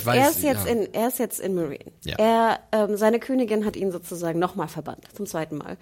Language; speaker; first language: German; native; German